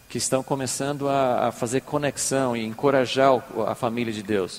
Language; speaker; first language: Portuguese; native; Portuguese